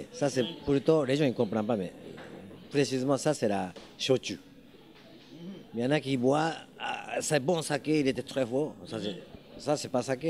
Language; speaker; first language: French; non-native, learner; Japanese